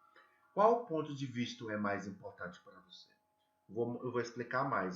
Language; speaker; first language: Portuguese; non-native, learner; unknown